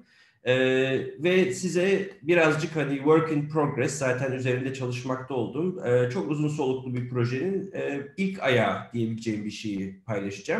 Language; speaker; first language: Turkish; native; Turkish